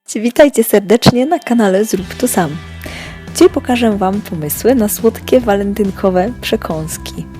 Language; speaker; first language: Polish; native; Polish